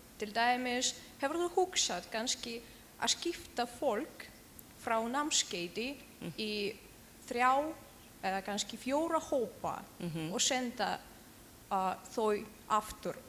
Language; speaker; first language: Icelandic; non-native, learner; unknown